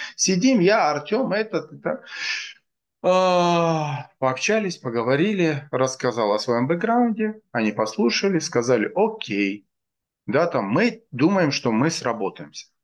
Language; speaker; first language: Russian; non-native, local second language; Tajik